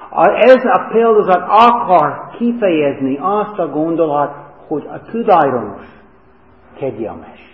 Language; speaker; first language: Hungarian; non-native, fluent; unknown